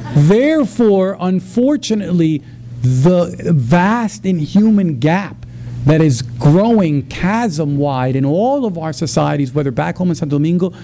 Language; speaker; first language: English; early bilingual, other home language; Spanish